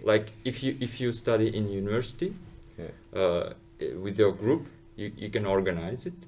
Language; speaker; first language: English; non-native, learner; Uzbek